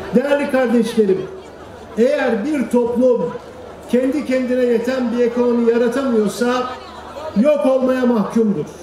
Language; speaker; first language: Turkish; native; Turkish